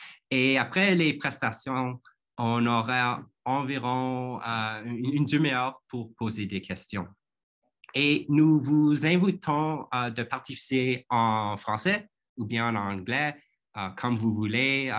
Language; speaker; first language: French; non-native, fluent; English